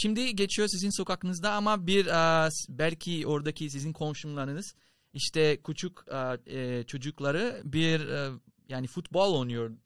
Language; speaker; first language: Turkish; non-native, fluent; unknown